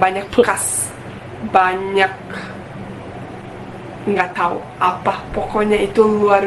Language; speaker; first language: Indonesian; non-native, fluent; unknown